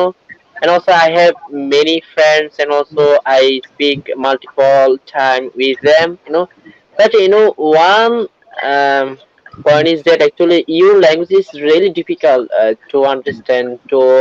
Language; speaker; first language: English; non-native, learner; Bangla